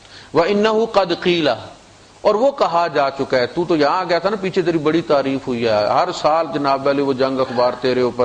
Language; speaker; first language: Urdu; non-native, local second language; Punjabi